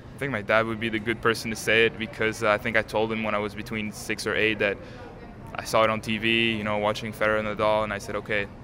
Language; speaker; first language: English; non-native, fluent; French